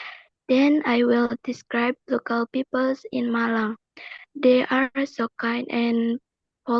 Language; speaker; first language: English; non-native, learner; Indonesian